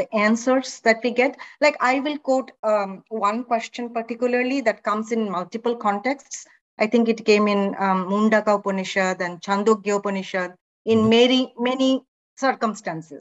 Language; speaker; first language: English; non-native, local second language; Bangla